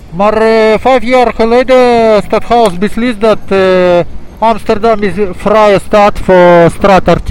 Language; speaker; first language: Dutch; non-native, learner; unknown